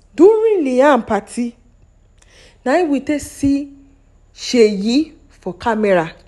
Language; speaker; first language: Nigerian Pidgin; non-native, local second language; Yoruba